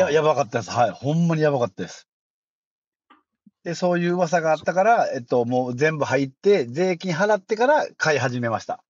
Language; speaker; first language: Japanese; native; Japanese